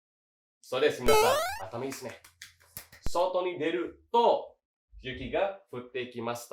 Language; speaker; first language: Japanese; non-native, fluent; Indonesian